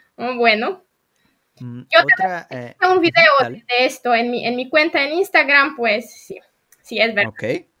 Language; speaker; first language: Spanish; non-native, fluent; Polish